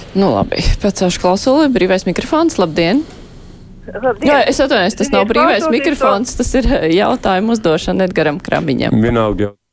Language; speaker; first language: Latvian; native; Latvian